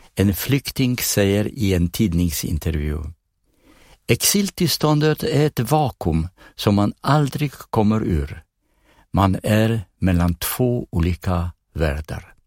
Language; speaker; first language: Swedish; non-native, fluent; Polish